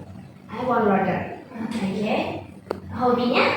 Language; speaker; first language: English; non-native, fluent; Indonesian